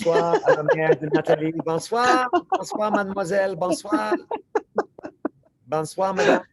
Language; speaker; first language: French; non-native, learner; English